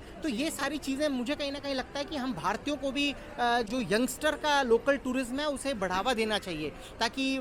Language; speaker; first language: Hindi; native; Hindi